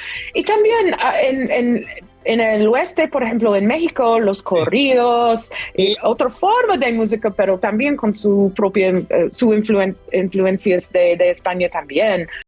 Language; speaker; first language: Spanish; non-native, fluent; English